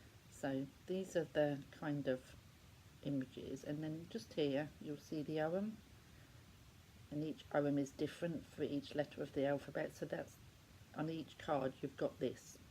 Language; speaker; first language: English; native; English